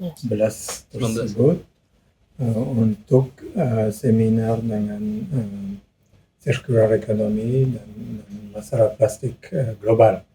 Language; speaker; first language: Indonesian; non-native, learner; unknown